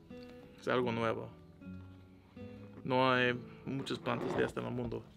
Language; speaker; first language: Spanish; non-native, learner; English